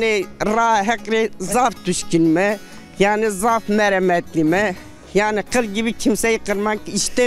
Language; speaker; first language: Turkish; non-native, local second language; Zaza